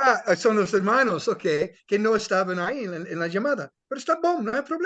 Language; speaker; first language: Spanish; non-native, fluent; English